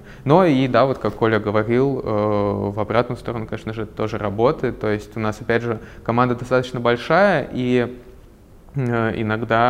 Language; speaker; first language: Russian; native; Russian